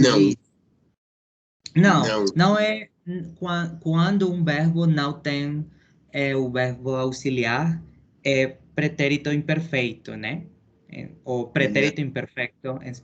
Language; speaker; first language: Portuguese; non-native, learner; Spanish